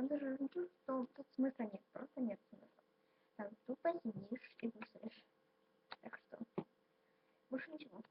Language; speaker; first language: Russian; non-native, local second language; Ukrainian